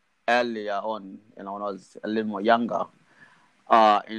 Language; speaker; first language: English; non-native, local second language; Shona